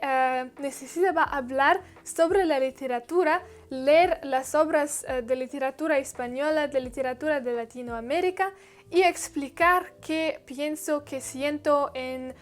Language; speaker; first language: Spanish; non-native, learner; Russian